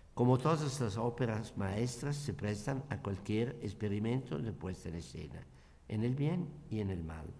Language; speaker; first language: Spanish; non-native, learner; Italian